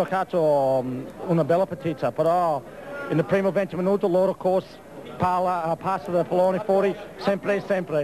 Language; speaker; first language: Italian; non-native, learner; English